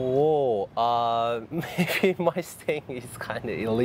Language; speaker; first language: English; non-native, fluent; Japanese